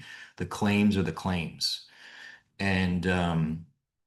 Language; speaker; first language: English; native; English